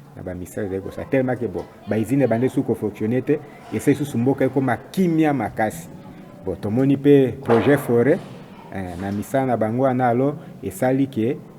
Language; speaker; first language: Lingala; native; Lingala